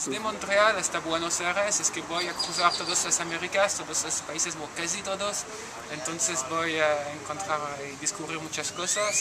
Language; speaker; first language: Spanish; non-native, fluent; French